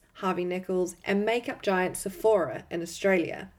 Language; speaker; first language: English; native; English